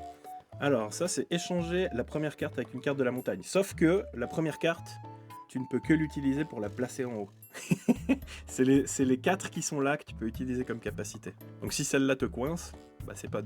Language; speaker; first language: French; native; French